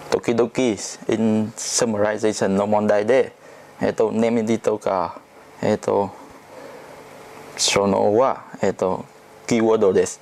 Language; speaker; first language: Japanese; non-native, learner; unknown